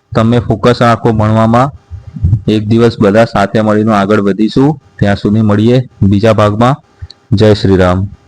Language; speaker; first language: Gujarati; native; Gujarati